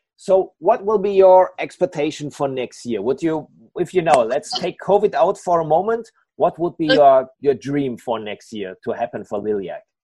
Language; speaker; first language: English; non-native, fluent; German